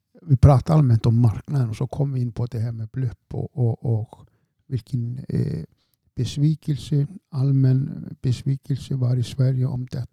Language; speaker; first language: Swedish; non-native, fluent; Icelandic